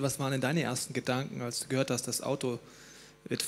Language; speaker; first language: German; native; German